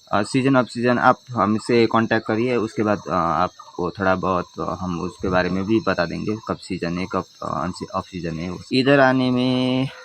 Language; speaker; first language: Hindi; non-native, local second language; Nepali